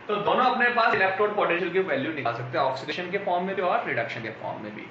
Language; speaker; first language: Hindi; native; Hindi